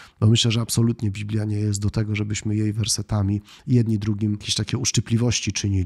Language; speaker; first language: Polish; native; Polish